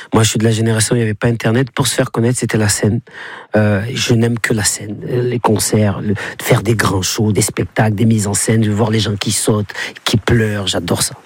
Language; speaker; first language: French; native; French